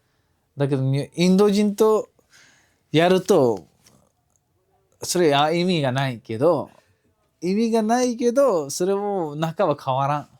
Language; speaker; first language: Japanese; non-native, fluent; Kashmiri